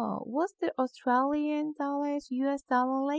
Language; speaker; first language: English; non-native, fluent; Korean